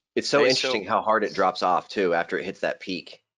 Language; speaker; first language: English; native; English